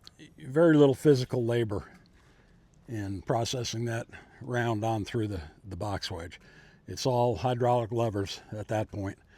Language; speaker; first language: English; native; English